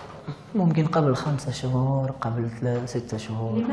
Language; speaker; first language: Arabic; early bilingual, heritage; Arabic